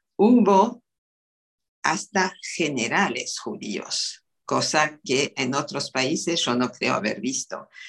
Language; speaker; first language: Spanish; non-native, fluent; French